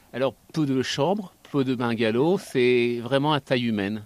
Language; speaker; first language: French; native; French